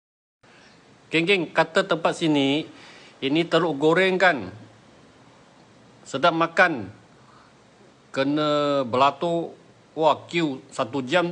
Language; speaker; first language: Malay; non-native, local second language; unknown